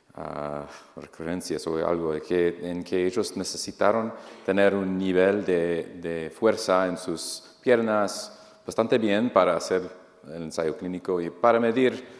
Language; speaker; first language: Spanish; non-native, fluent; English